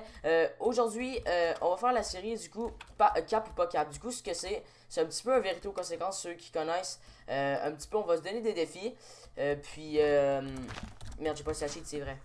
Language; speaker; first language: French; native; French